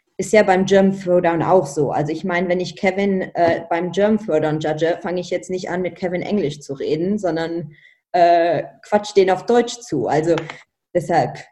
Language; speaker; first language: German; non-native, local second language; Luxembourgish